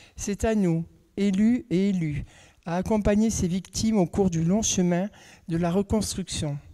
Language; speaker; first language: French; native; French